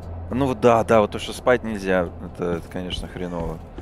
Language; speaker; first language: Russian; early bilingual, heritage; Russian